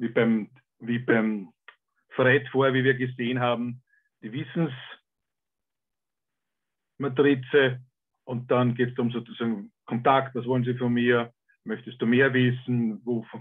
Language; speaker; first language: German; native; German